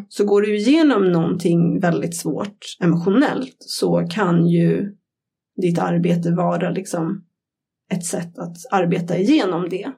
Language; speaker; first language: Swedish; native; Swedish